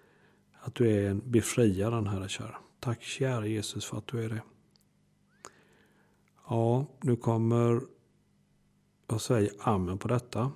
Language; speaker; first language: Swedish; native; Swedish